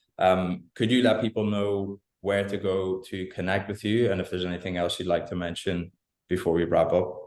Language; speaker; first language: English; native; English